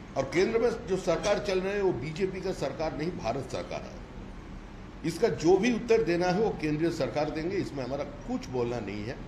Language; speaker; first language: Hindi; non-native, local second language; Bangla